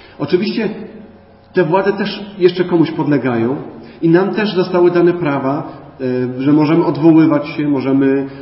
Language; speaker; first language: Polish; native; Polish